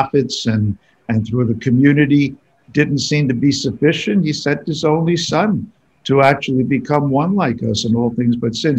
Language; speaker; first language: English; native; English